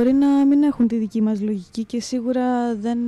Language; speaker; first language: Greek; native; Greek